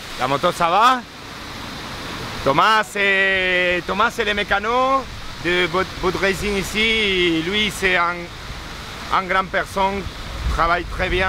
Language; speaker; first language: French; non-native, learner; Spanish